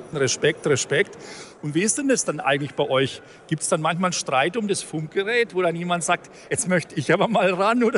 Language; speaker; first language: German; native; German